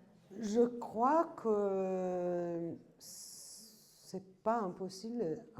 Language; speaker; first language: French; non-native, fluent; Italian